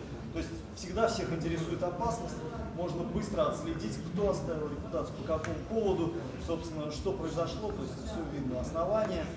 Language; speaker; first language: Russian; native; Russian